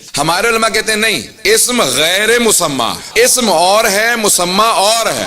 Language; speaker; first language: Urdu; native; Urdu